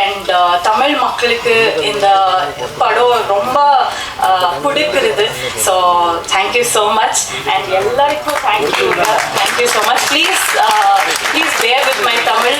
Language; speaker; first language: Tamil; non-native, learner; Kannada